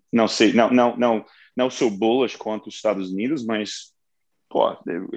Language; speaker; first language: Portuguese; non-native, fluent; English